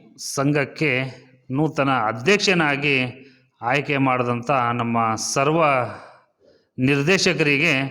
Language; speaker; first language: Kannada; non-native, local second language; Lambadi